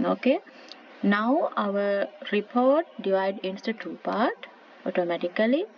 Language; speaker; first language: English; non-native, local second language; Sinhala